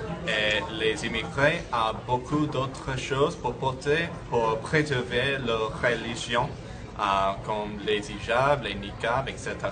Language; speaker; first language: French; non-native, learner; English